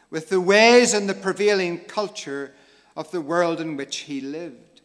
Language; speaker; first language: English; native; English